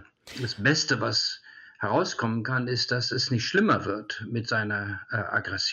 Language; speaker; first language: German; early bilingual, heritage; German